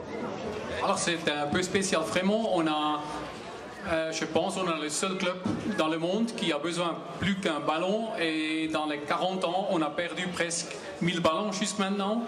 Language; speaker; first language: French; non-native, learner; German